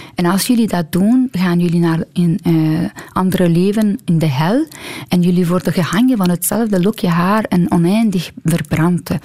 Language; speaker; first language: Dutch; non-native, fluent; Persian